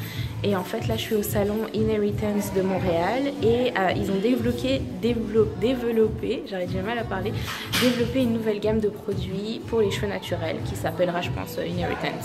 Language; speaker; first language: French; native; French